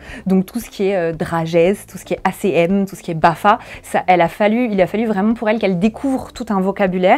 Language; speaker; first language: French; native; French